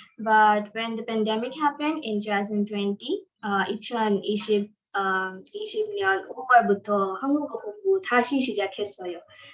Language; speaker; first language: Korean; non-native, learner; Marathi